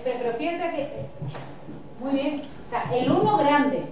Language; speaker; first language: Spanish; native; Spanish